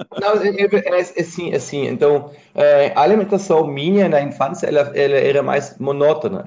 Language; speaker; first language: Portuguese; non-native, fluent; German